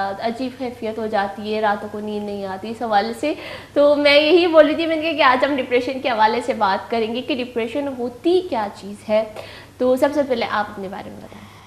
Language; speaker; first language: Urdu; non-native, local second language; Baluchi